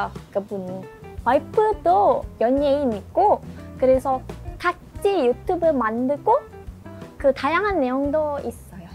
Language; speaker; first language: Korean; non-native, learner; Indonesian